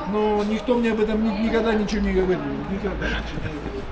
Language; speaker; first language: Russian; native; Russian